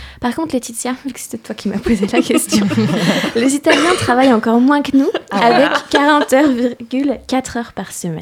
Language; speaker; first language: French; native; French